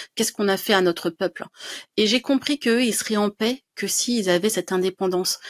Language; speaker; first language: French; native; French